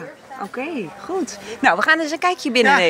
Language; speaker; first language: Dutch; native; Dutch